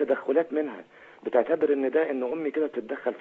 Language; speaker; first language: Arabic; native; Arabic